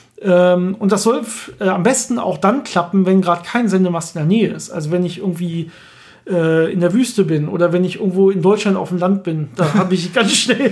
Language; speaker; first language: German; native; German